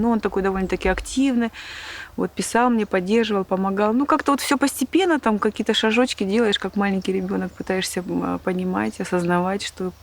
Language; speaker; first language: Russian; native; Russian